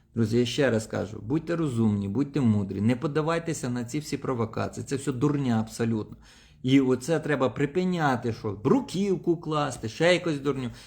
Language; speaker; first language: Ukrainian; non-native, local second language; Russian